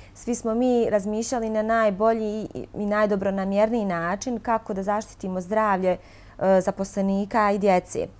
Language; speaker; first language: Croatian; native; Croatian